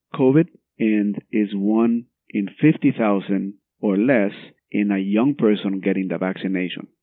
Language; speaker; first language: English; non-native, fluent; Spanish